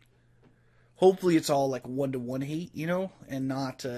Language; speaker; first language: English; native; English